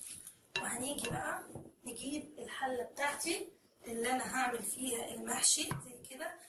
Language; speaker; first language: Arabic; native; Arabic